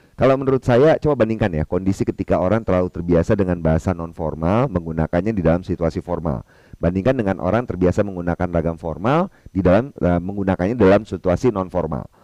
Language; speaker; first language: Indonesian; non-native, local second language; Minangkabau